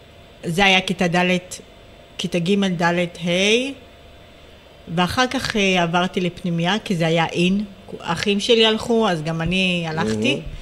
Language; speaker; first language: Hebrew; early bilingual, other home language; Amharic